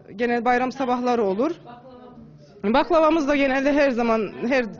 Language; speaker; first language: Turkish; native; Turkish